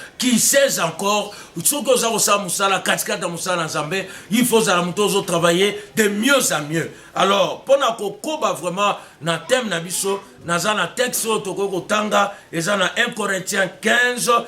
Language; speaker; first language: Lingala; native; Lingala